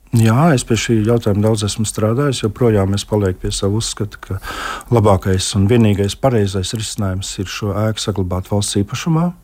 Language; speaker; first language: Latvian; native; Latvian